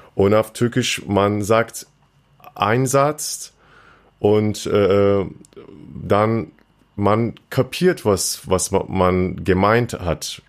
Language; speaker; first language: German; non-native, fluent; Turkish